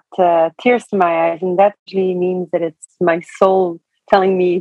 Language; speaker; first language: English; non-native, fluent; French